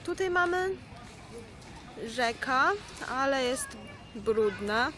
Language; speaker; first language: Polish; non-native, fluent; Chinese